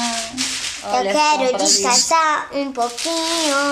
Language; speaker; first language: Portuguese; early bilingual, heritage; Portuguese